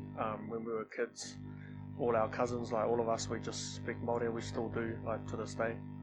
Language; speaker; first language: English; non-native, local second language; Māori